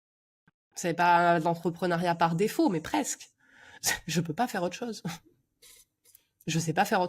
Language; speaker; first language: French; native; French